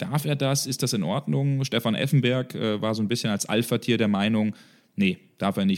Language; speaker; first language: German; native; German